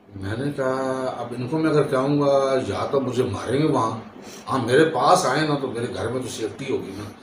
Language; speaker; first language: Urdu; non-native, local second language; Punjabi